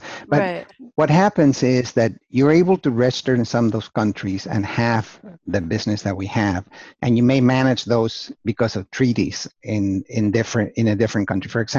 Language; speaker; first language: English; non-native, fluent; Spanish